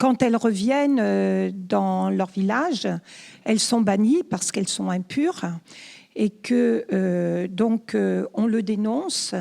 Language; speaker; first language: French; native; French